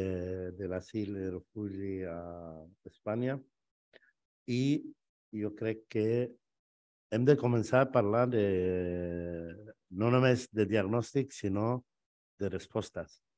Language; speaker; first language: Catalan; non-native, fluent; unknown